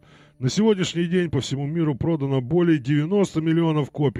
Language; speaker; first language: Russian; native; Russian